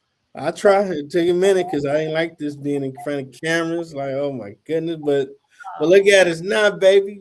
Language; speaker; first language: English; native; English